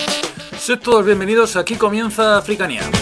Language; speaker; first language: Spanish; native; Spanish